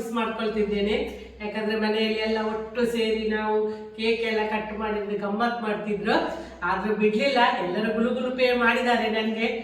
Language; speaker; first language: Kannada; non-native, local second language; Tulu